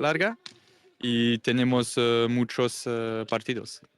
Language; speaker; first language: Spanish; non-native, learner; English